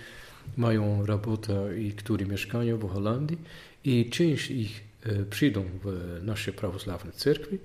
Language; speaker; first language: Polish; non-native, learner; Dutch